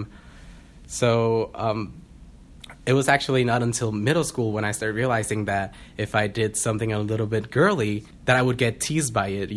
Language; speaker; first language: English; non-native, fluent; Spanish